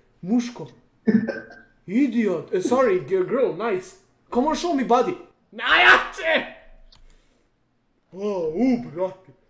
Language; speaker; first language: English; non-native, learner; Serbian